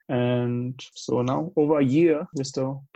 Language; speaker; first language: English; non-native, fluent; German